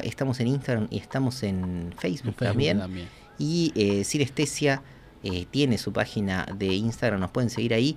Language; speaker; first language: Spanish; native; Spanish